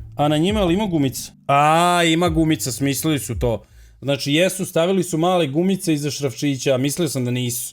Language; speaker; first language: Croatian; early bilingual, heritage; Serbian